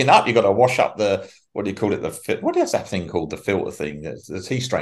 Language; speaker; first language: English; native; English